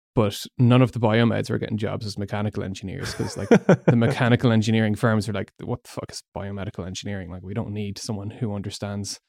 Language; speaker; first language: English; native; English